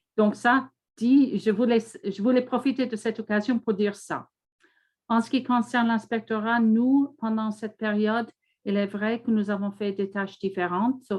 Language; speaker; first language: French; non-native, fluent; English